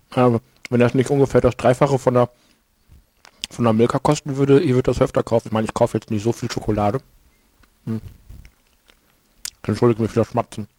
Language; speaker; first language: German; native; German